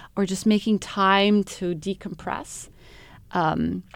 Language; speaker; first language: English; non-native, fluent; Arabic